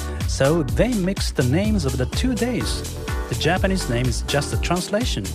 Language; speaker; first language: English; non-native, fluent; Japanese